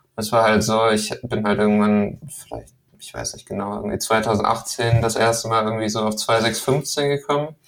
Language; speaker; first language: German; early bilingual, other home language; Danish